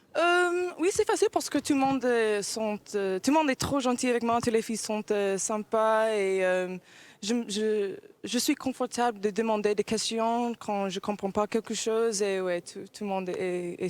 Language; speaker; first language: French; early bilingual, heritage; English